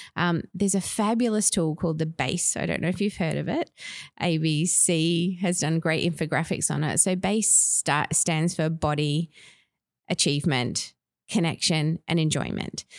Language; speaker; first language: English; native; English